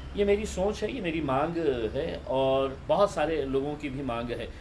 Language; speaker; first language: Hindi; non-native, local second language; Urdu